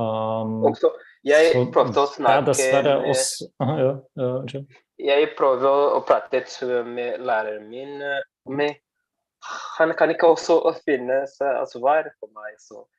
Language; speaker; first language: Norwegian; non-native, learner; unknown